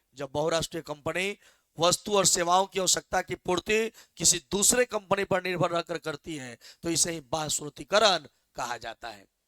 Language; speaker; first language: Hindi; native; Hindi